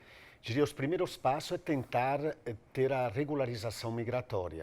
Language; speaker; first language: Portuguese; non-native, fluent; Italian